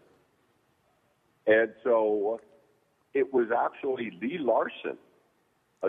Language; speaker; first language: English; native; English